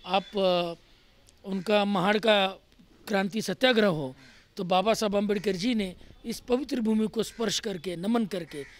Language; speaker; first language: Hindi; non-native, local second language; Marathi